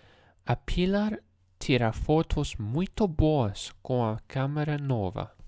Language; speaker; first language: Portuguese; non-native, learner; English